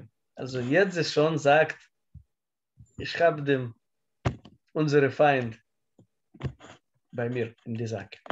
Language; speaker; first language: German; non-native, learner; Russian